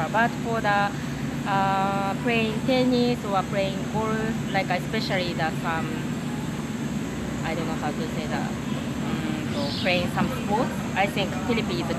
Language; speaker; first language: English; non-native, learner; Japanese